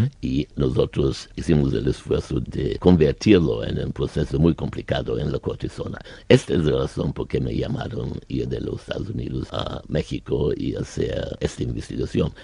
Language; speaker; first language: Spanish; non-native, learner; German